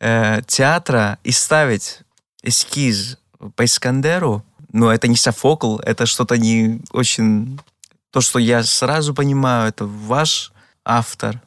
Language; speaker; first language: Russian; non-native, fluent; Greek